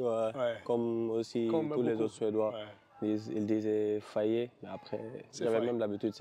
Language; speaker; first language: French; non-native, local second language; Wolof